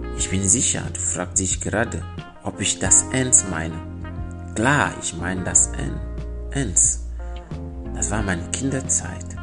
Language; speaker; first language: German; non-native, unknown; French